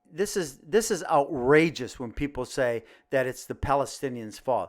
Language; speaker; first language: English; native; English